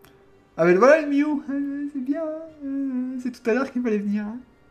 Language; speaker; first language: French; native; French